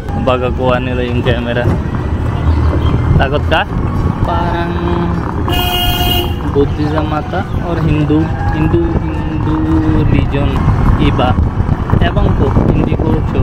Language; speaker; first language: Filipino; non-native, learner; Hindi